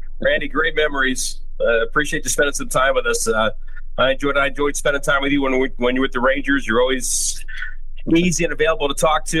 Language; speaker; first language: English; native; English